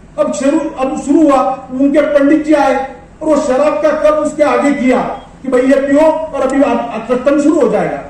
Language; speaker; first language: Hindi; non-native, local second language; Marwari